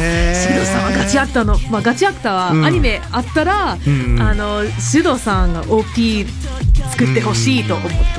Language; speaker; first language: Japanese; non-native, learner; English